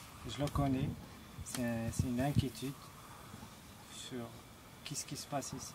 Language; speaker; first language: French; non-native, local second language; Arabic